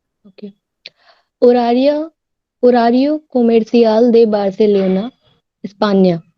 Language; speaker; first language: Spanish; non-native, learner; Hindi